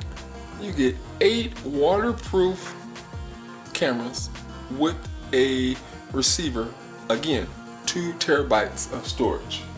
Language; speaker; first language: English; native; English